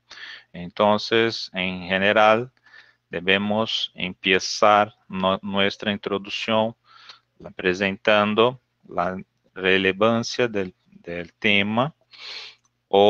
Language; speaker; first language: Spanish; non-native, learner; Portuguese